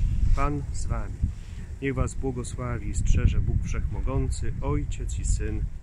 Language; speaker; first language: Polish; native; Polish